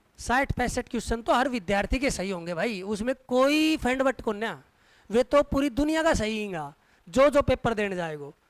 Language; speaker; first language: Hindi; native; Hindi